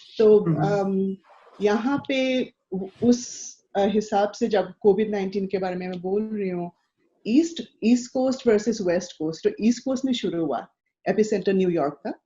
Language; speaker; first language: Hindi; non-native, local second language; Assamese